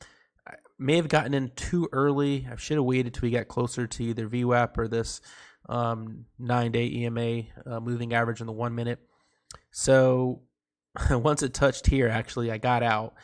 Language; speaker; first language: English; native; English